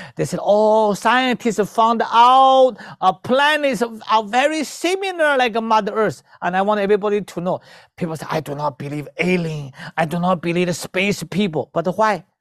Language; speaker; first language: English; non-native, learner; Chinese